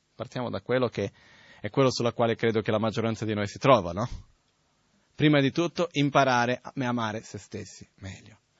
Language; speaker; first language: Italian; non-native, fluent; Portuguese